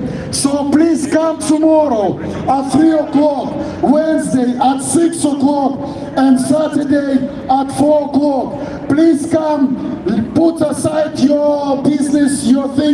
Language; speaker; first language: English; non-native, fluent; Ukrainian